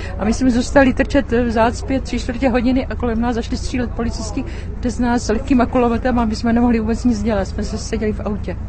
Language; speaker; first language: Czech; native; Czech